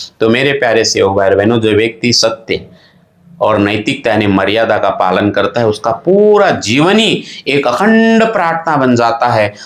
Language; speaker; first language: Hindi; non-native, local second language; Marathi